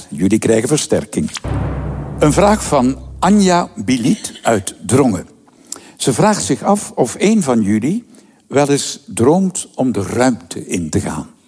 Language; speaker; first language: Dutch; native; Dutch